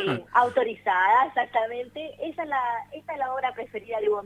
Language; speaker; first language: Spanish; native; Spanish